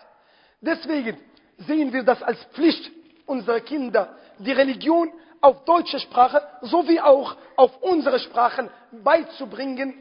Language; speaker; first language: German; non-native, fluent; Arabic